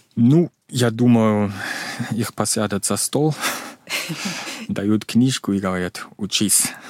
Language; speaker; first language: Russian; non-native, fluent; German